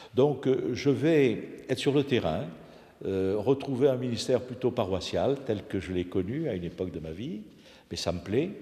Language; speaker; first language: French; native; French